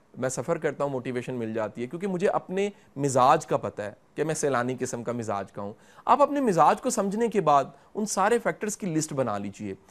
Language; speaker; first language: Urdu; non-native, local second language; Punjabi